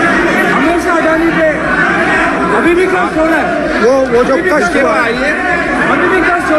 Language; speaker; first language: Hindi; native; Hindi